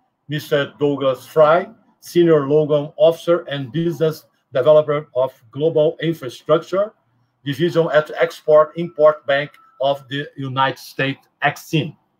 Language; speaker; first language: English; non-native, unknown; Portuguese